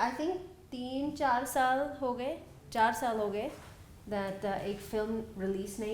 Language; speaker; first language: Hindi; non-native, learner; English